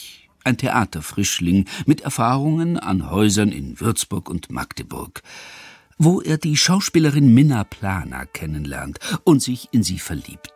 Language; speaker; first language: German; native; German